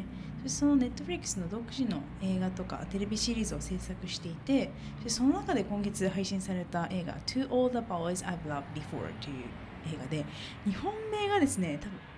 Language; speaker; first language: Japanese; native; Japanese